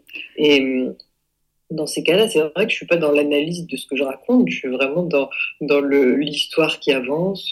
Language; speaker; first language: French; native; French